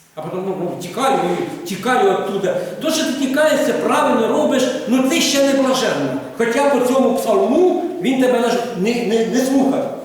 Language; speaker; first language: Ukrainian; non-native, local second language; Russian